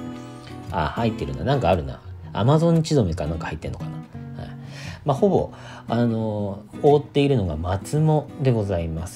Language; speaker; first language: Japanese; native; Japanese